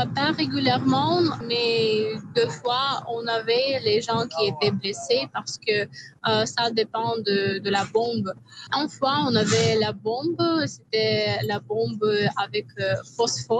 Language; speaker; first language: French; non-native, fluent; Russian